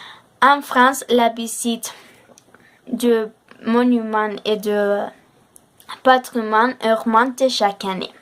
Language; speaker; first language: French; non-native, learner; Spanish